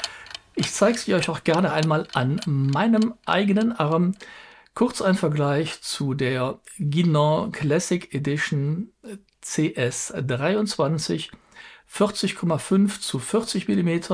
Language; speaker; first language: German; native; German